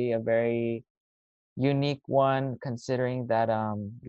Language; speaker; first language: English; native; English